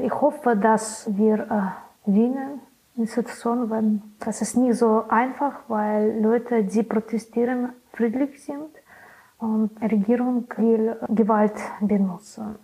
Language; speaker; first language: German; non-native, learner; Belarusian